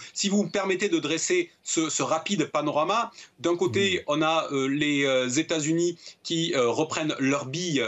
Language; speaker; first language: French; native; French